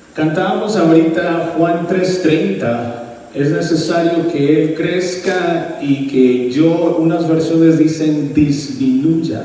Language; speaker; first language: Spanish; early bilingual, heritage; Spanish